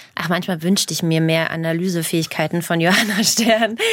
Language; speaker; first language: German; native; German